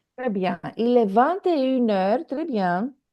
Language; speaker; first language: French; non-native, fluent; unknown